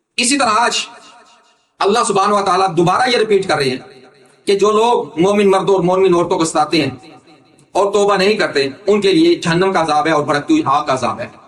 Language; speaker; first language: Urdu; native; Urdu